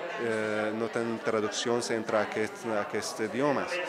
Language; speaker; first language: Catalan; non-native, fluent; Arabic